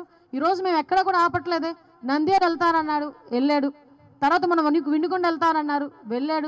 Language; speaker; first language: Telugu; native; Telugu